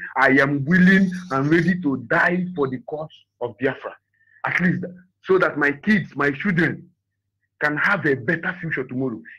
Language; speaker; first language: English; non-native, local second language; Igbo